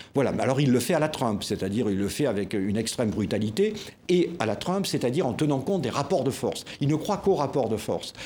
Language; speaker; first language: French; native; French